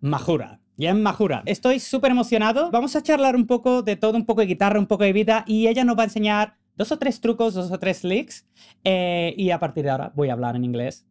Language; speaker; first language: Spanish; native; Spanish